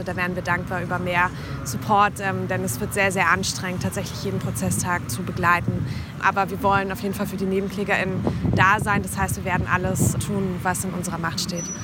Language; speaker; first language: German; native; German